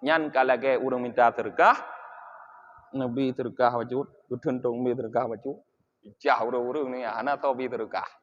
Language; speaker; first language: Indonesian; non-native, local second language; Achinese